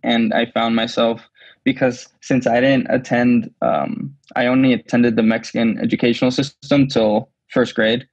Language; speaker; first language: English; early bilingual, other home language; Spanish